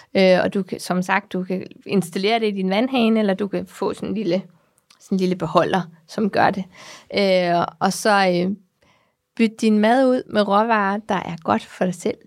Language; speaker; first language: Danish; early bilingual, heritage; Danish